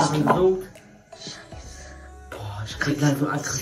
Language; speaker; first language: German; early bilingual, other home language; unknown